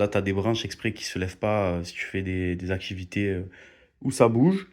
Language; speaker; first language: French; native; French